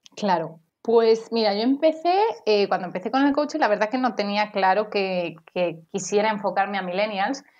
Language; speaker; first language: Spanish; native; Spanish